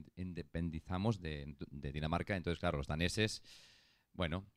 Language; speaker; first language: Spanish; non-native, fluent; Icelandic